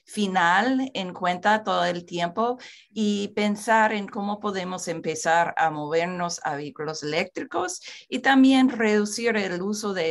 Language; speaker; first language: Spanish; non-native, fluent; English